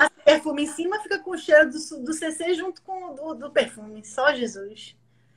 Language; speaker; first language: Portuguese; native; Portuguese